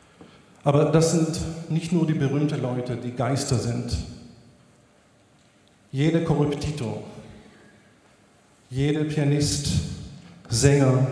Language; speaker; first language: German; non-native, fluent; Hebrew